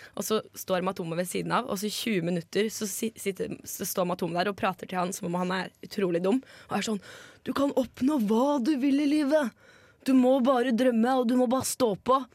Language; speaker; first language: Norwegian; native; Norwegian